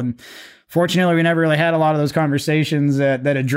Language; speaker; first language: English; native; English